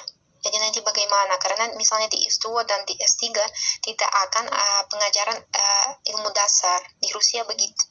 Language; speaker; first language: Indonesian; non-native, fluent; Russian